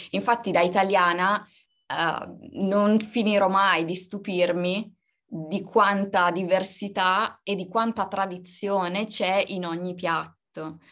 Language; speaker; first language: Italian; native; Italian